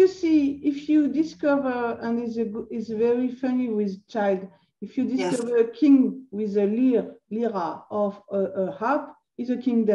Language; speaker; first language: English; non-native, learner; French